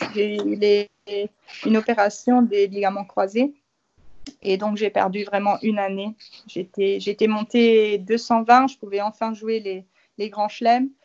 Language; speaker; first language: French; native; French